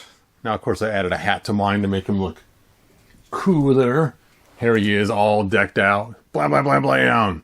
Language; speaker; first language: English; native; English